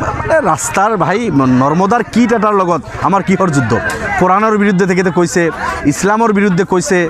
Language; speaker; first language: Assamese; non-native, local second language; Bangla